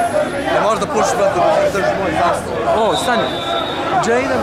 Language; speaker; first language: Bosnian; early bilingual, heritage; Serbian